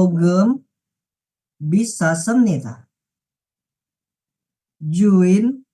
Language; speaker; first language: Korean; non-native, learner; Indonesian